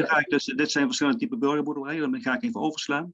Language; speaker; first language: Dutch; native; Dutch